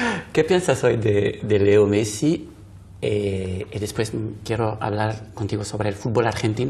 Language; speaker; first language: Spanish; non-native, learner; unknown